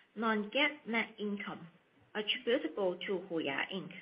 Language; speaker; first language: English; non-native, fluent; Chinese